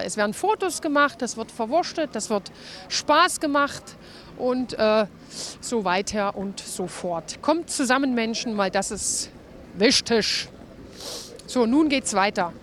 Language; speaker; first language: German; native; German